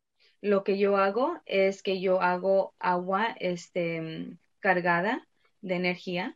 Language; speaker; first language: Spanish; early bilingual, heritage; Spanish